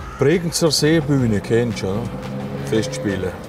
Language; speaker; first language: German; native; German